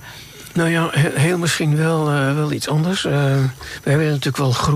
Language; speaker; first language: Dutch; native; Dutch